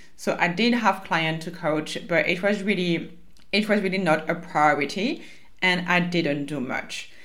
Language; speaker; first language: English; non-native, fluent; French